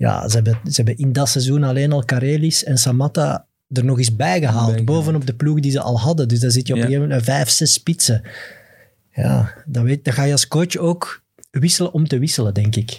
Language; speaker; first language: Dutch; native; Dutch